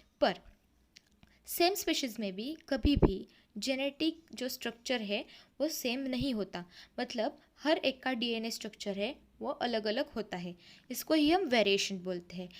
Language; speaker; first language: Hindi; non-native, local second language; Marathi